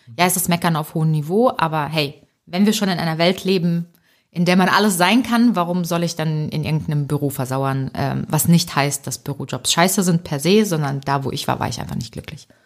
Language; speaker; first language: German; early bilingual, other home language; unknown